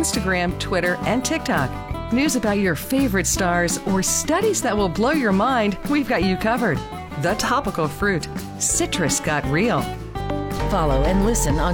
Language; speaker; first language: English; non-native, fluent; French